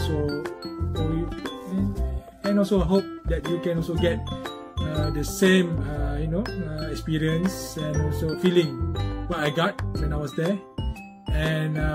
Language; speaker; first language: English; non-native, local second language; Malay